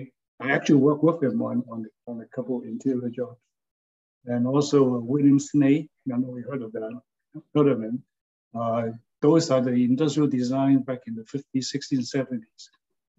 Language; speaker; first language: English; non-native, local second language; Cantonese